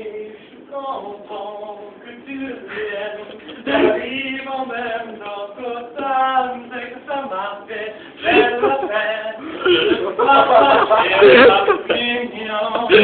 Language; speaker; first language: French; non-native, learner; English